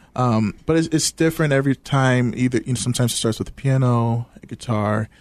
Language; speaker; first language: English; native; English